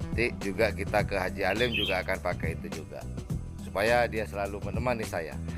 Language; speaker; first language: Indonesian; non-native, local second language; Madurese